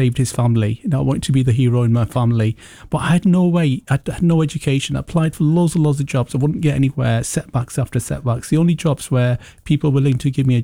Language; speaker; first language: English; early bilingual, other home language; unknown